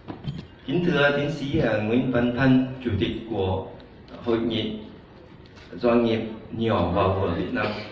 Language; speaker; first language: Vietnamese; non-native, fluent; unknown